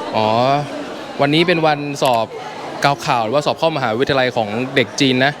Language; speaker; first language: Thai; native; Thai